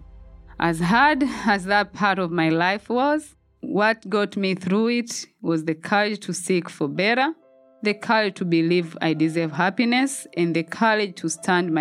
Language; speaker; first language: English; non-native, local second language; Swahili